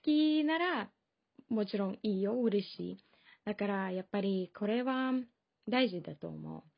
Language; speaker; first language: Japanese; non-native, fluent; Russian